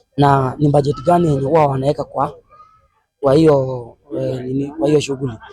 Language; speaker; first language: Swahili; native; Swahili